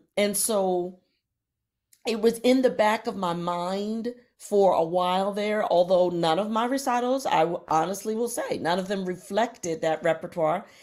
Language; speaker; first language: English; native; English